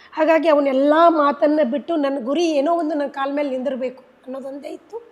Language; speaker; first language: Kannada; native; Kannada